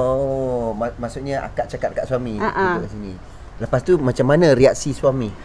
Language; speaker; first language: Malay; native; Malay